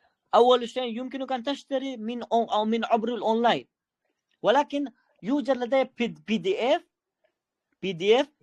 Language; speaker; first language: Arabic; non-native, fluent; Uzbek